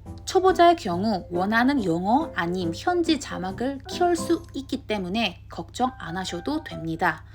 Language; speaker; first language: Korean; non-native, learner; Indonesian